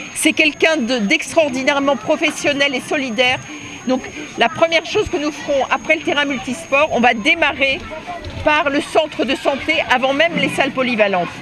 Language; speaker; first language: French; native; French